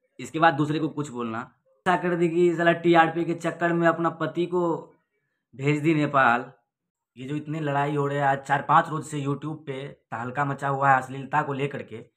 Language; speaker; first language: Hindi; native; Hindi